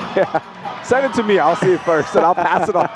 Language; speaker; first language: English; native; English